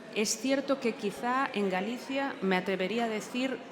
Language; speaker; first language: Spanish; non-native, local second language; Galician